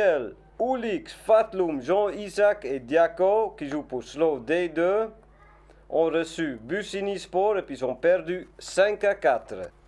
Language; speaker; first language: French; non-native, learner; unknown